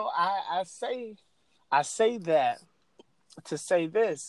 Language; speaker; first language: English; native; English